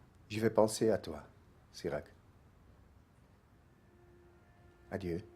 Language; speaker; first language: French; non-native, learner; Dutch